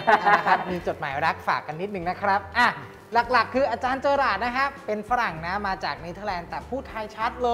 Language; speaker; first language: Thai; native; Thai